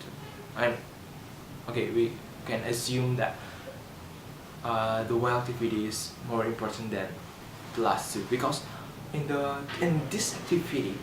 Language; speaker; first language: English; non-native, learner; Indonesian